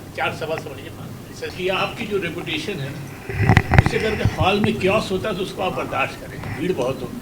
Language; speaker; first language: Hindi; non-native, local second language; Punjabi